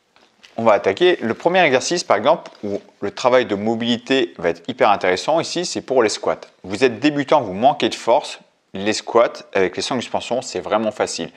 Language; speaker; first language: French; native; French